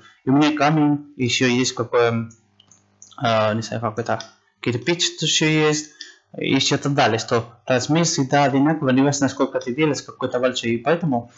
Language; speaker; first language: Russian; non-native, learner; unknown